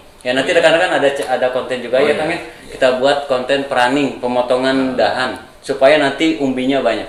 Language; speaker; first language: Indonesian; native; Indonesian